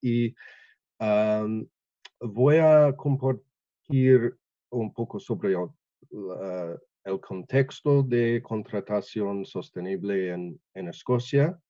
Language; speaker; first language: Spanish; non-native, learner; English